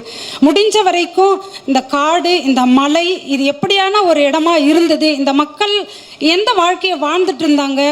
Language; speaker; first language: Tamil; native; Tamil